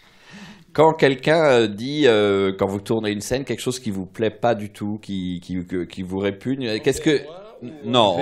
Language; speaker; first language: French; native; French